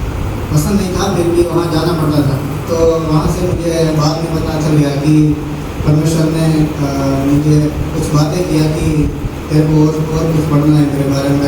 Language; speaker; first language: Hindi; non-native, local second language; Gujarati